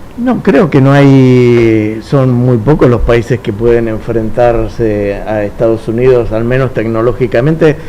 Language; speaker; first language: Spanish; native; Spanish